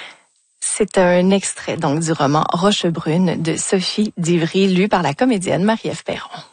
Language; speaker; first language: French; native; French